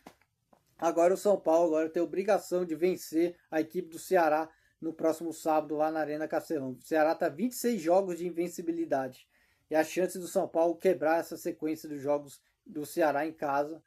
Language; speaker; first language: Portuguese; native; Portuguese